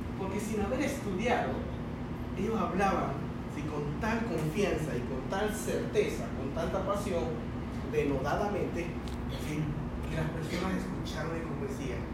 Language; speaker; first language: Spanish; early bilingual, other home language; Chinese